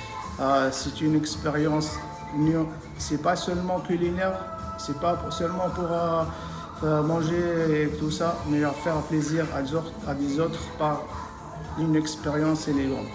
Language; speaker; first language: French; non-native, local second language; Arabic